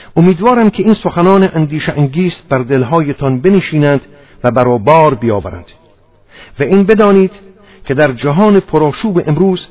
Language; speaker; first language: Persian; non-native, local second language; Armenian